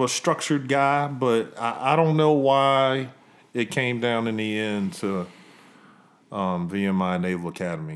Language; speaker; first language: English; native; English